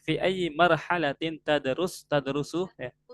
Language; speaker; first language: Arabic; non-native, fluent; Indonesian